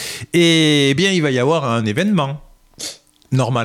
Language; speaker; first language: French; native; French